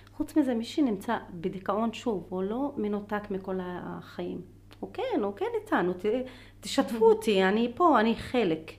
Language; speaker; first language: Hebrew; non-native, local second language; Arabic